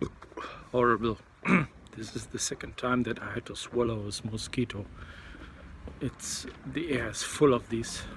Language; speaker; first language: English; non-native, fluent; German